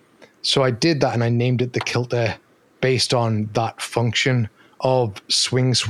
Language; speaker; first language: English; native; English